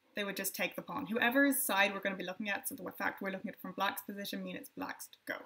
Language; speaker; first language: English; native; English